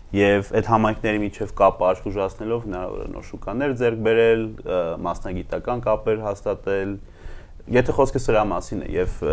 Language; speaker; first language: Armenian; native; Armenian